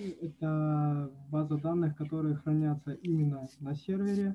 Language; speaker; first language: Russian; native; Russian